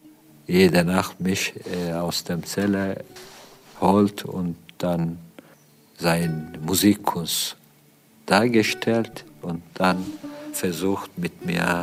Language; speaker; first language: German; non-native, fluent; Turkish